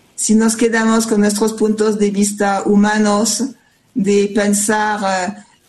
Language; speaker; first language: Spanish; non-native, fluent; French